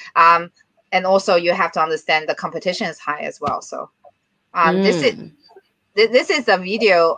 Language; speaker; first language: English; non-native, fluent; Chinese